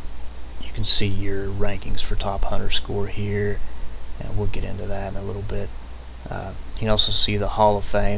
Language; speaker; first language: English; native; English